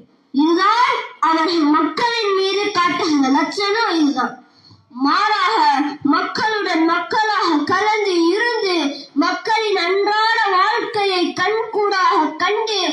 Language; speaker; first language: Tamil; native; Tamil